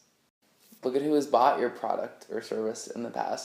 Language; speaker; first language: English; native; English